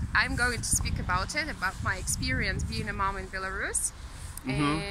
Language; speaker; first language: English; non-native, fluent; Russian